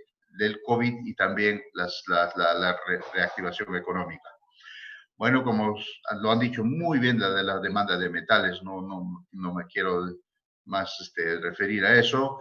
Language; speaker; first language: Spanish; native; Spanish